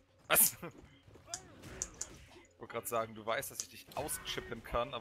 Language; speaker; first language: German; native; German